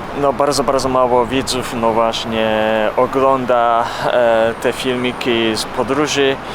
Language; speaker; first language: Polish; non-native, learner; Japanese